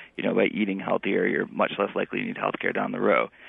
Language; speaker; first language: English; native; English